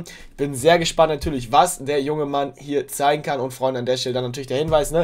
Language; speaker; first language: German; native; German